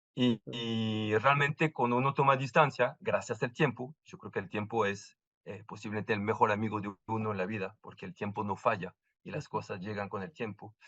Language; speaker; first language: Spanish; non-native, fluent; French